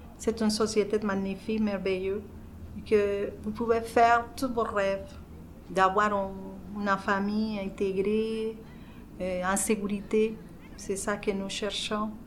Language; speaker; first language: French; non-native, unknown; Spanish